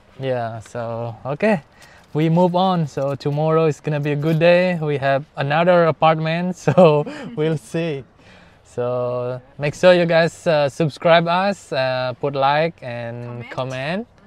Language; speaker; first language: English; non-native, fluent; Indonesian